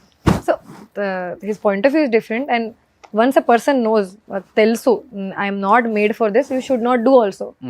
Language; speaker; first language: Telugu; non-native, fluent; Hindi